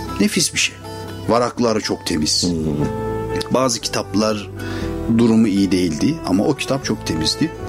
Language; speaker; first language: Turkish; native; Turkish